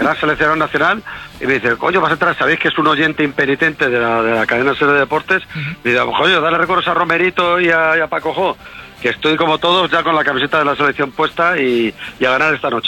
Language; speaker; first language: Spanish; native; Spanish